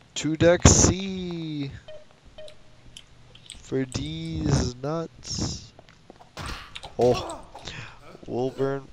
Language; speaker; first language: English; native; English